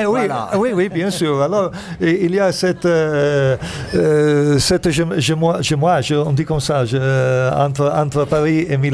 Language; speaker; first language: French; non-native, fluent; Italian